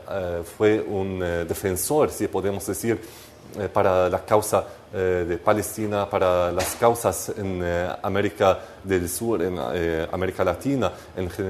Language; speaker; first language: Spanish; non-native, fluent; Arabic